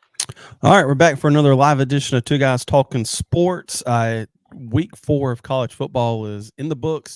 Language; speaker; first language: English; native; English